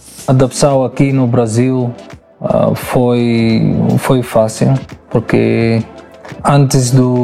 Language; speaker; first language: Portuguese; non-native, learner; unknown